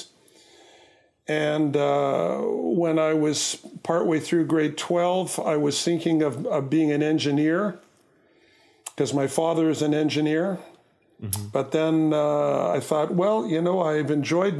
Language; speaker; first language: English; native; English